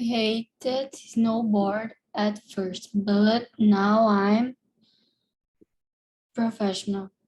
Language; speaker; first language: English; non-native, learner; Portuguese